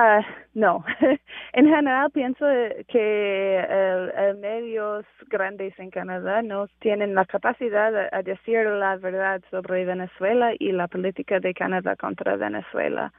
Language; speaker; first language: Spanish; non-native, fluent; English